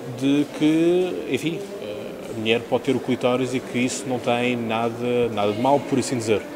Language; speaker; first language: Portuguese; native; Portuguese